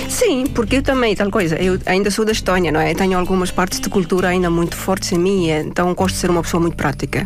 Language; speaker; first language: Portuguese; non-native, fluent; Estonian